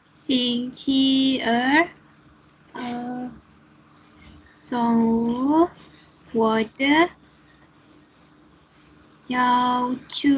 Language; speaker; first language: Chinese; non-native, learner; Malay